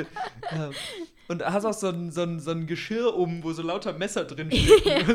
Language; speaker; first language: German; native; German